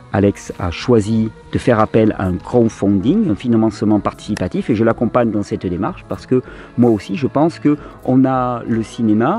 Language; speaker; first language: French; native; French